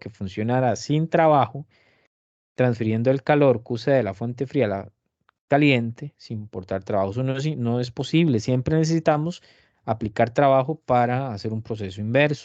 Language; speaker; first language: Spanish; native; Spanish